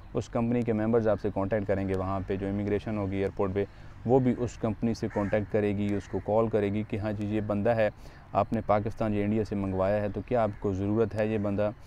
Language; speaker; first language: Urdu; non-native, local second language; Punjabi